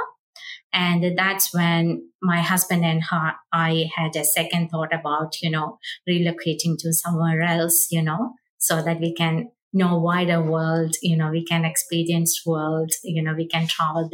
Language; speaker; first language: English; non-native, local second language; Malayalam